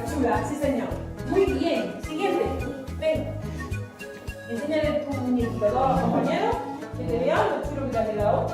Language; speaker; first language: Spanish; native; Spanish